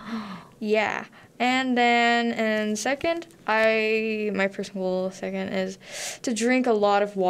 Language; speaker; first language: English; non-native, learner; Korean